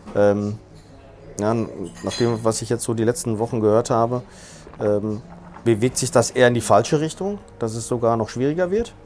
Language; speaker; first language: German; early bilingual, other home language; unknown